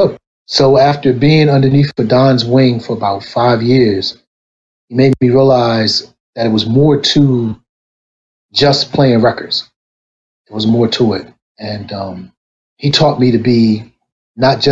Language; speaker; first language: English; native; English